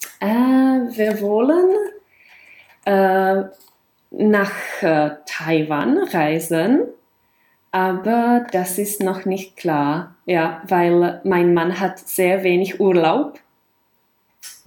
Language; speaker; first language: German; non-native, fluent; Czech